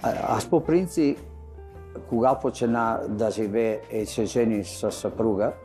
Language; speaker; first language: Bulgarian; non-native, learner; Italian